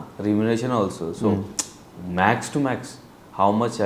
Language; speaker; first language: Telugu; non-native, local second language; Urdu